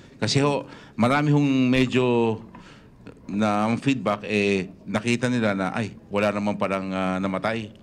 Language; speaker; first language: Filipino; native; Filipino